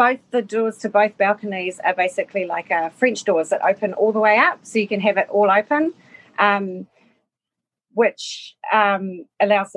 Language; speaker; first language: English; native; English